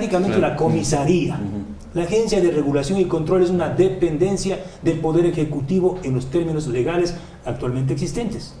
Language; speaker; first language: Spanish; native; Spanish